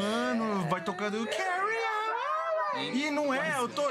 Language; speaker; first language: Portuguese; native; Portuguese